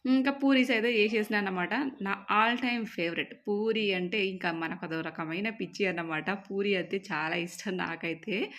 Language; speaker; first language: Telugu; native; Telugu